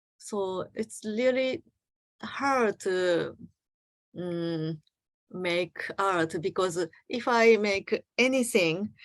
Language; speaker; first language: English; non-native, learner; Japanese